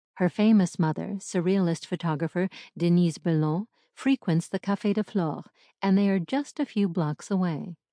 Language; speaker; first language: English; native; English